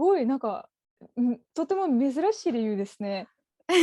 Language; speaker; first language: Japanese; non-native, fluent; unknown